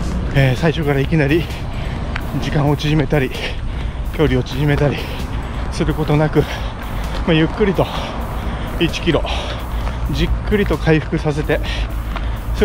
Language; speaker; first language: Japanese; native; Japanese